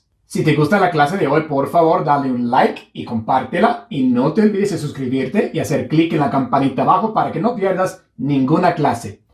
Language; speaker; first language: Spanish; non-native, fluent; English